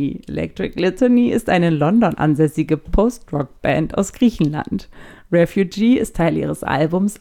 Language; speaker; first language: German; native; German